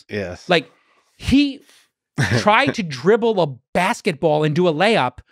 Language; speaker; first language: English; native; English